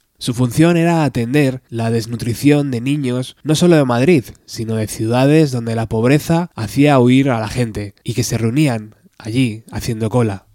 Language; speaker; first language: Spanish; native; Spanish